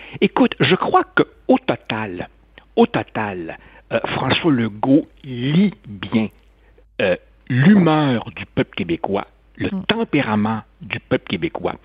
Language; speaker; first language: French; native; French